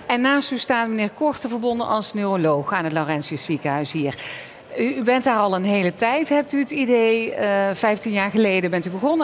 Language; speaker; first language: Dutch; native; Dutch